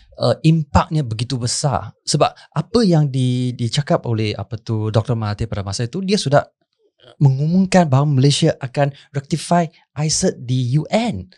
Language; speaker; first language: Malay; non-native, local second language; Chinese